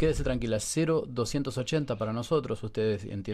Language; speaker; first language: Spanish; native; Spanish